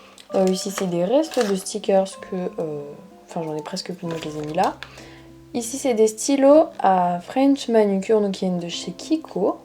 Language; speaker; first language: French; native; French